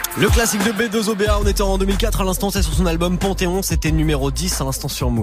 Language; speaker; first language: French; native; French